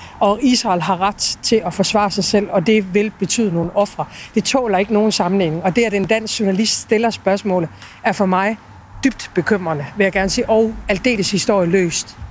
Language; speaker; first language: Danish; native; Danish